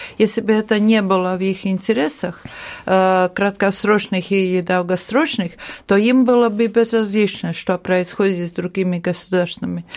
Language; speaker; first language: Russian; non-native, local second language; Latvian